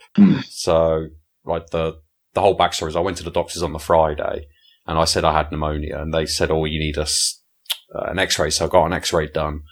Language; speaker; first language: English; native; English